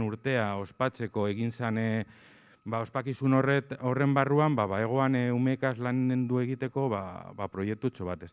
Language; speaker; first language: Basque; native; Basque